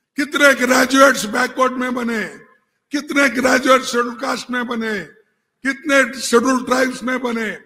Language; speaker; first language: Hindi; non-native, local second language; Kannada